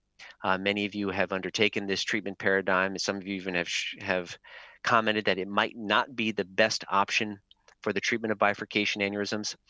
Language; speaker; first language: English; native; English